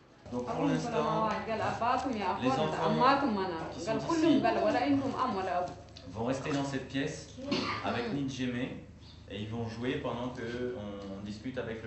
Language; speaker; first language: French; native; French